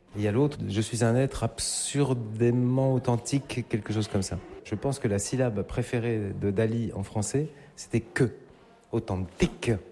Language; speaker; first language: French; native; French